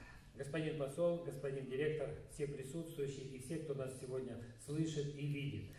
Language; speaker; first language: Russian; native; Russian